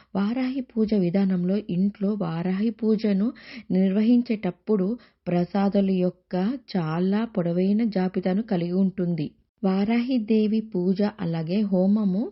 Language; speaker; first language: Telugu; native; Telugu